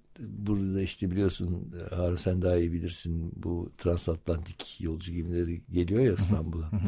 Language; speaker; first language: Turkish; native; Turkish